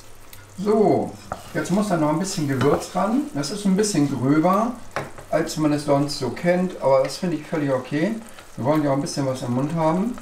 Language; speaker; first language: German; native; German